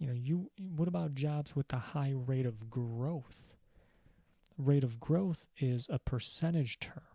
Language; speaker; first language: English; native; English